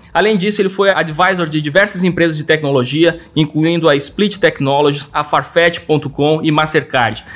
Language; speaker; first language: Portuguese; native; Portuguese